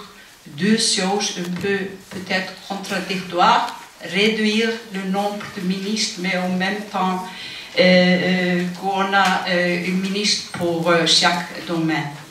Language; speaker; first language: French; non-native, fluent; Icelandic